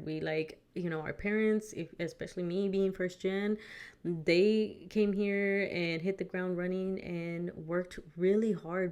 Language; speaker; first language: English; early bilingual, other home language; Spanish